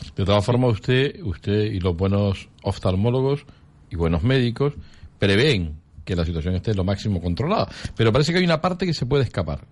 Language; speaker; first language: Spanish; native; Spanish